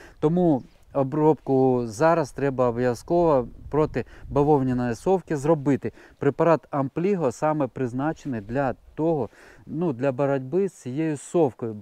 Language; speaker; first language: Ukrainian; non-native, local second language; Russian